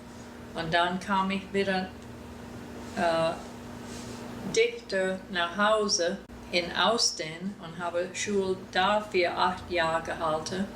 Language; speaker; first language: German; early bilingual, heritage; German